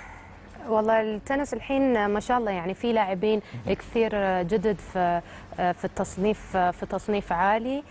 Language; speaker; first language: Arabic; native; Arabic